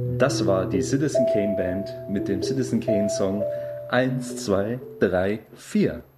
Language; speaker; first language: German; native; German